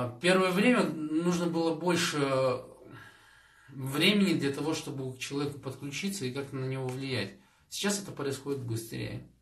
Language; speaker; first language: Russian; native; Russian